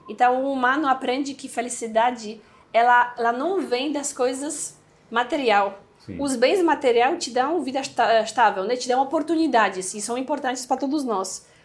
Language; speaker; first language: Portuguese; non-native, fluent; Polish